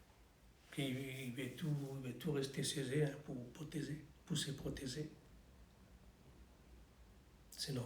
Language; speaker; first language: French; non-native, fluent; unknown